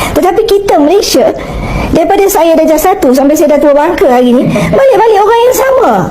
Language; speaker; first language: Malay; native; Malay